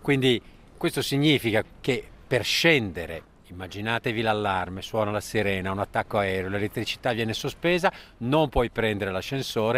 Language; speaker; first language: Italian; native; Italian